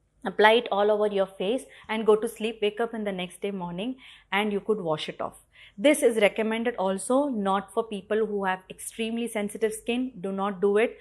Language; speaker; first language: English; non-native, local second language; Malayalam